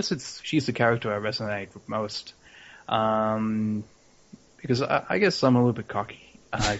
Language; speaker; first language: English; native; English